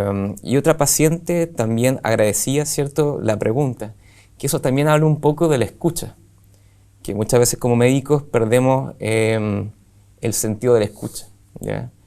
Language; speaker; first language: Spanish; native; Spanish